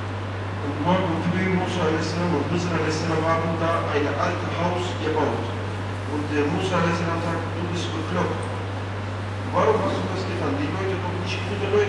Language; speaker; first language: German; non-native, fluent; Turkish